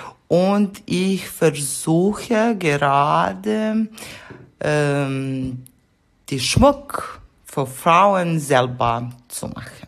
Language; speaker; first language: German; non-native, fluent; Serbian